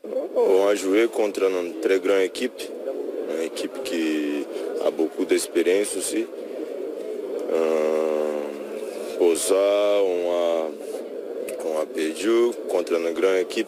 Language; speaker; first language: French; non-native, fluent; Spanish